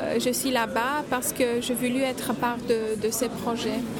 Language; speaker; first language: French; non-native, learner; Romanian